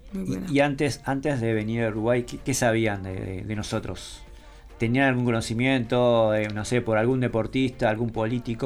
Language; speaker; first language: Spanish; native; Spanish